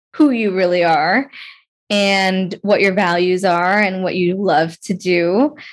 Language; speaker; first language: English; native; English